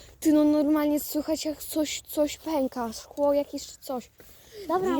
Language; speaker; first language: Polish; native; Polish